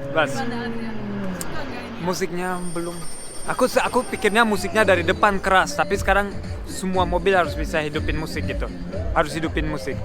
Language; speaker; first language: Indonesian; early bilingual, heritage; Indonesian